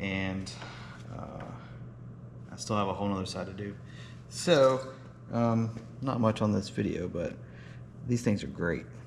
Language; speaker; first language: English; native; English